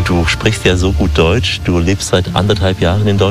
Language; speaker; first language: German; native; German